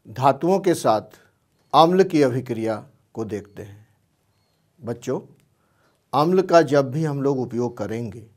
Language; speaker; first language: Hindi; native; Hindi